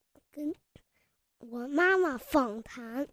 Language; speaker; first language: Chinese; early bilingual, heritage; Chinese